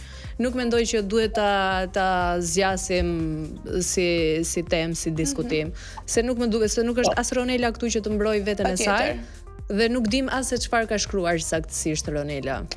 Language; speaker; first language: Albanian; native; Albanian